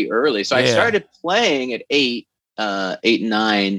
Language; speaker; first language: English; native; English